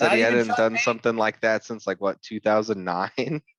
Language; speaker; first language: English; native; English